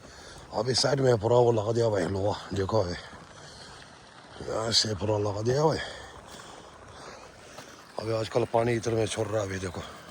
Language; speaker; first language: Hindi; non-native, local second language; Tibetan